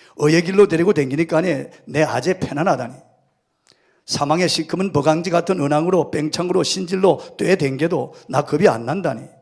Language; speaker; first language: Korean; native; Korean